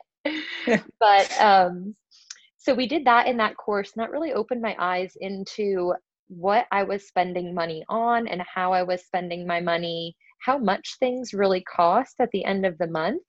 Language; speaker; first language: English; native; English